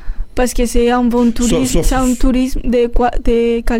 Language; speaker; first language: French; non-native, learner; Spanish